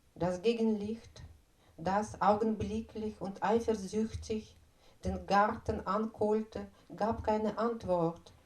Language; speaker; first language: German; non-native, fluent; Russian